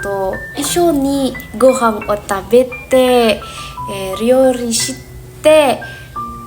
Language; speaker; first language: Japanese; non-native, learner; Indonesian